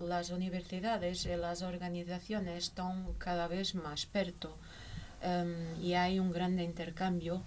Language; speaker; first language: Spanish; non-native, fluent; Portuguese